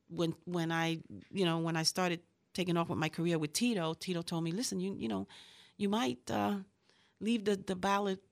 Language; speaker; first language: English; early bilingual, other home language; Spanish